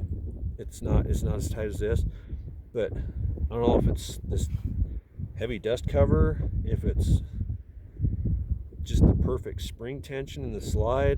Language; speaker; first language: English; native; English